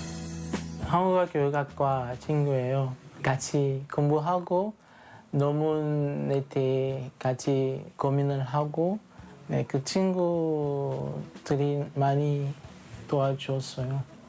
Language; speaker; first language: Korean; non-native, fluent; French